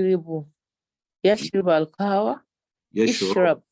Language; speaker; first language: Arabic; non-native, learner; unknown